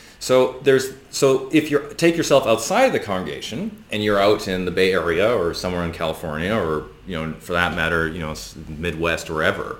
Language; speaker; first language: English; native; English